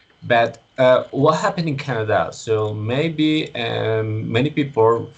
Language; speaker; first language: English; non-native, learner; Spanish